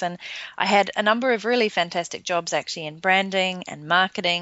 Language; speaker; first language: English; native; English